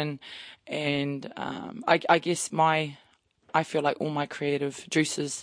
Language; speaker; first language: English; native; English